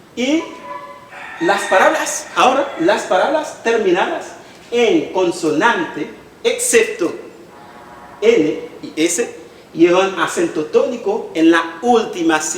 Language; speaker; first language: Spanish; non-native, fluent; Haitian Creole